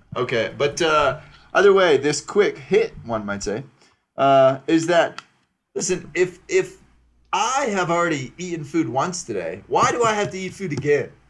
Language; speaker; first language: English; native; English